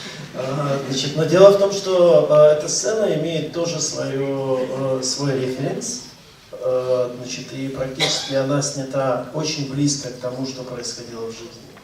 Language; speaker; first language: Russian; native; Russian